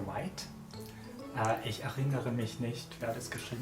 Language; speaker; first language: German; non-native, fluent; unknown